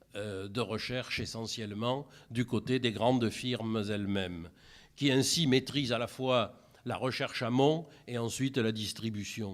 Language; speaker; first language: French; native; French